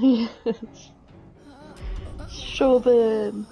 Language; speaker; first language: English; native; English